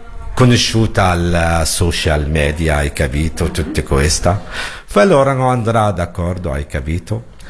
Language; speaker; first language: Italian; non-native, learner; Arabic